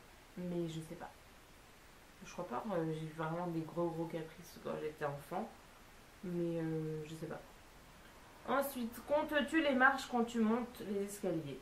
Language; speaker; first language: French; native; French